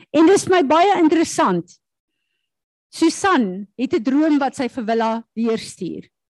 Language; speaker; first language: Afrikaans; native; Afrikaans